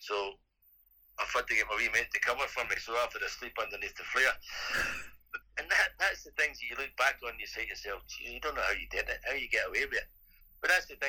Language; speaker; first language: English; native; English